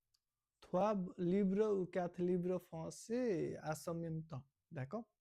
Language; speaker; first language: French; non-native, learner; Nepali